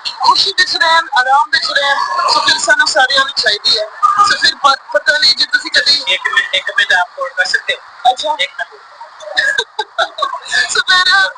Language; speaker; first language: Punjabi; non-native, learner; English